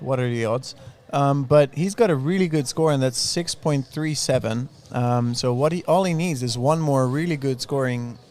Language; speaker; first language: English; non-native, fluent; Dutch